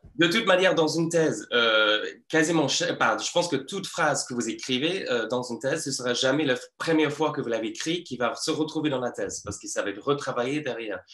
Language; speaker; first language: French; non-native, fluent; English